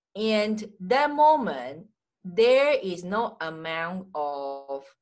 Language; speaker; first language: English; non-native, fluent; Chinese